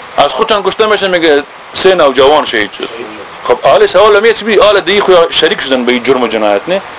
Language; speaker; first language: Persian; native; Persian